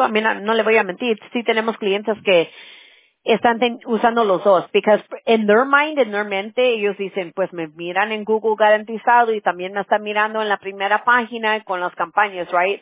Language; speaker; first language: Spanish; early bilingual, heritage; Spanish